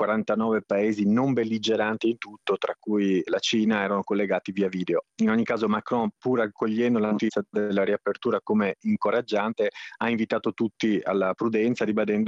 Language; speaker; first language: Italian; native; Italian